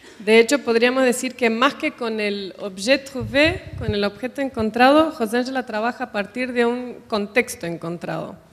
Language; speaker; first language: Spanish; native; Spanish